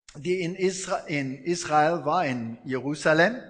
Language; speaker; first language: German; non-native, fluent; Afrikaans